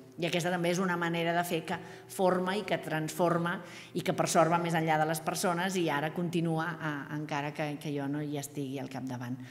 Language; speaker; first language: Catalan; native; Catalan